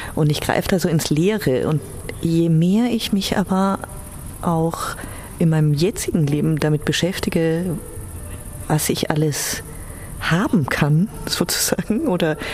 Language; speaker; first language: German; early bilingual, heritage; German